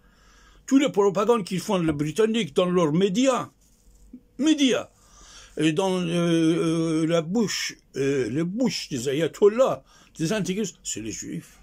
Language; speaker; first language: French; non-native, fluent; Persian